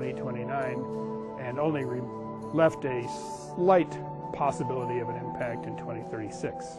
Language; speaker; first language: English; native; English